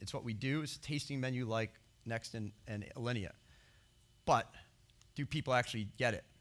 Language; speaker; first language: English; native; English